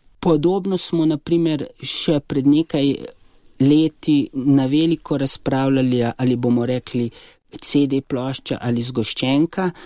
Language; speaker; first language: Slovenian; native; Slovenian